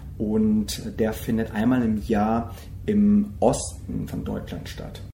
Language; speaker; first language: German; early bilingual, other home language; Korean